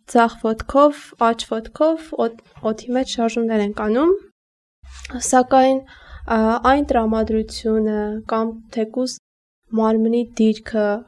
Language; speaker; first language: Armenian; native; Armenian